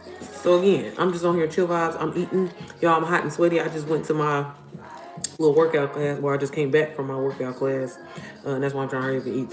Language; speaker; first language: English; native; English